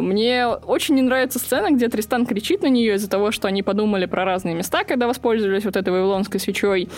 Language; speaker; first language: Russian; native; Russian